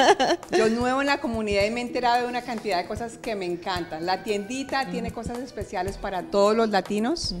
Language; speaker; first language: Spanish; native; Spanish